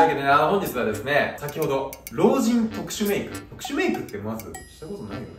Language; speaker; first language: Japanese; native; Japanese